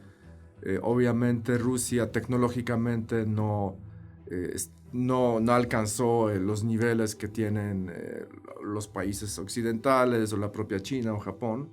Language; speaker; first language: Spanish; non-native, fluent; Polish